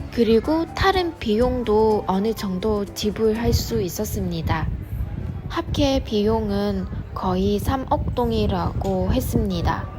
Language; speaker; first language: Korean; non-native, fluent; Vietnamese